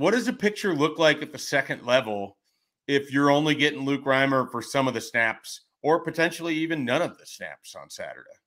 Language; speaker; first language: English; native; English